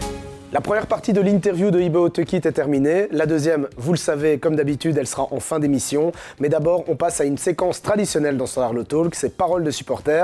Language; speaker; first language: French; native; French